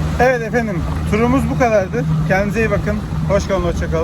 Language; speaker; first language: Turkish; native; Turkish